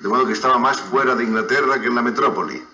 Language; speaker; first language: Spanish; native; Spanish